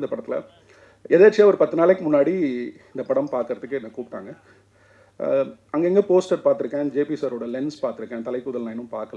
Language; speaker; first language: Tamil; native; Tamil